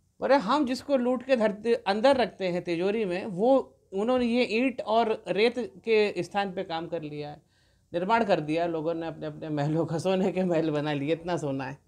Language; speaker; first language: Hindi; native; Hindi